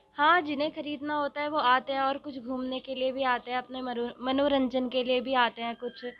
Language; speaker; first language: Hindi; native; Hindi